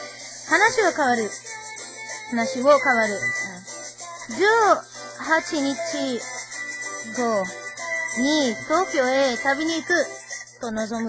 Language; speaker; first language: Japanese; non-native, learner; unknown